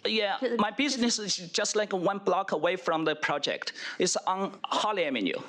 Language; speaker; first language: English; non-native, fluent; Chinese